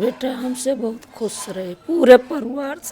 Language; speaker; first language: Hindi; native; Hindi